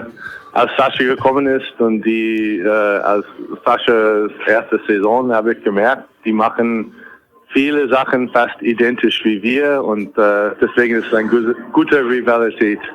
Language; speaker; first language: German; non-native, fluent; English